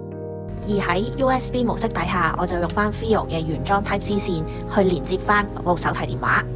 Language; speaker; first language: Chinese; native; Chinese